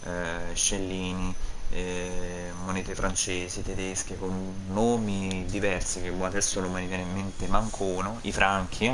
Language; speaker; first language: Italian; native; Italian